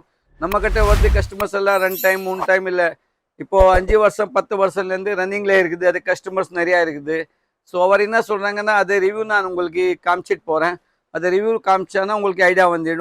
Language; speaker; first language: Tamil; non-native, learner; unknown